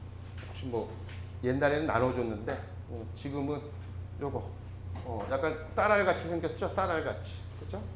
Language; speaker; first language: Korean; native; Korean